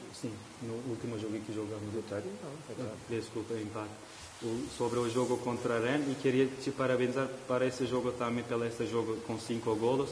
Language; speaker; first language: Portuguese; non-native, fluent; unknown